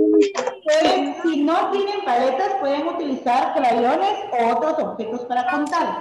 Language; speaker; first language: Spanish; native; Spanish